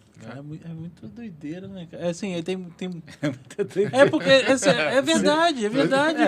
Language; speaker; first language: Portuguese; native; Portuguese